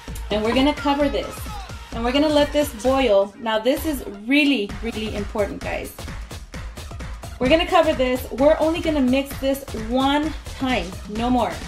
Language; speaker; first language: English; early bilingual, other home language; Spanish